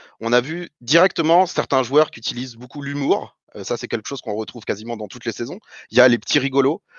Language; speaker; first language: French; native; French